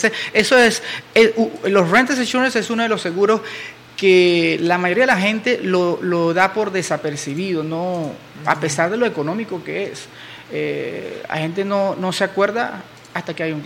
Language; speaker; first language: Spanish; native; Spanish